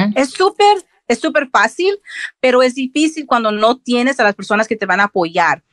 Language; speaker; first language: Spanish; early bilingual, heritage; Spanish